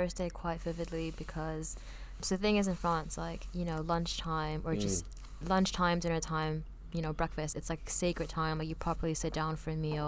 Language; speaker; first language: English; early bilingual, other home language; Vietnamese